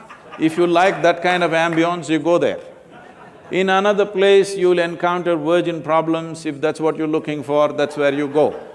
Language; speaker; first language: English; non-native, local second language; Kannada